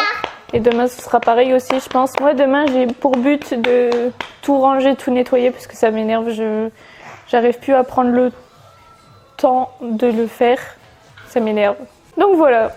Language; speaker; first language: French; native; French